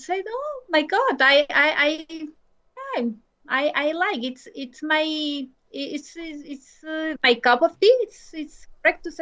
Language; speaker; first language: English; non-native, learner; Spanish